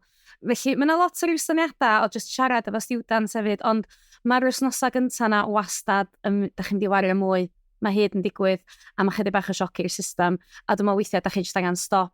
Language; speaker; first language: Welsh; native; Welsh